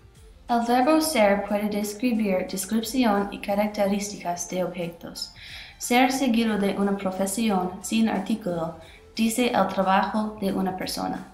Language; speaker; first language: Spanish; non-native, learner; English